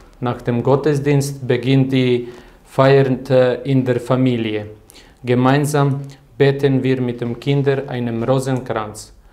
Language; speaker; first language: German; non-native, learner; Croatian